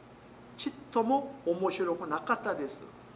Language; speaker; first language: Japanese; non-native, fluent; Korean